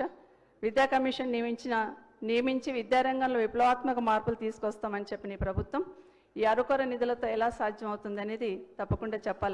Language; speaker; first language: Telugu; native; Telugu